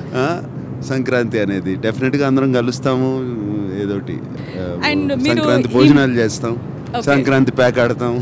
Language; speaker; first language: Telugu; native; Telugu